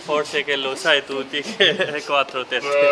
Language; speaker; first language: Italian; non-native, learner; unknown